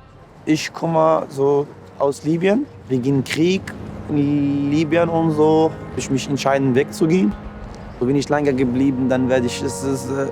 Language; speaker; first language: German; non-native, learner; Arabic